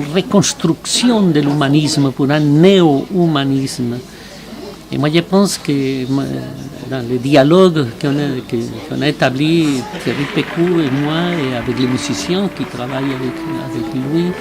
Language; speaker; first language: French; non-native, fluent; Spanish